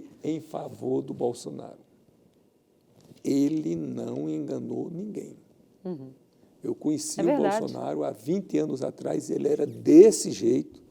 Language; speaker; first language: Portuguese; native; Portuguese